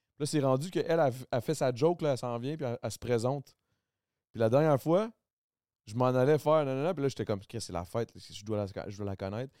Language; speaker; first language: French; native; French